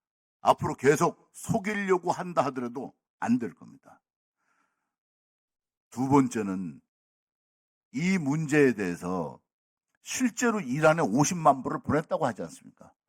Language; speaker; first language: Korean; native; Korean